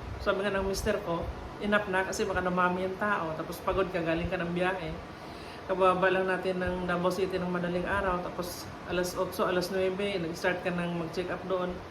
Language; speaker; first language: Filipino; non-native, local second language; Cebuano